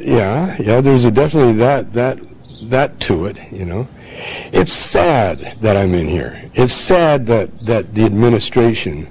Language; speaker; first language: English; native; English